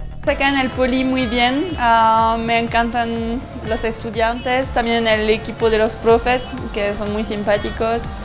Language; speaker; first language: Spanish; non-native, fluent; French